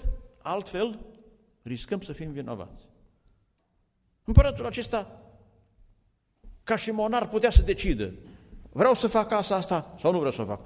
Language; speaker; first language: Romanian; native; Romanian